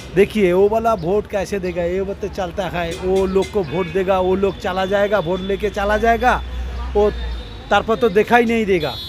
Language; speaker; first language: Hindi; non-native, local second language; Bangla